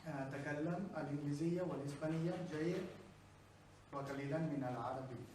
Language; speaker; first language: Arabic; non-native, learner; Spanish